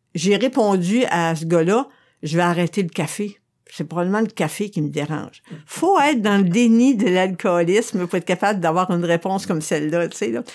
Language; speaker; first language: French; native; French